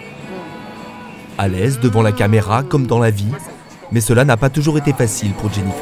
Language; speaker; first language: French; native; French